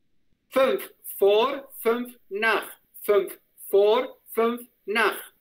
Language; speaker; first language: German; non-native, fluent; Spanish